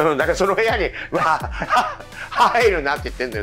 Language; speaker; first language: Japanese; native; Japanese